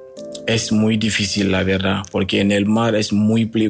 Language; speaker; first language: Spanish; non-native, learner; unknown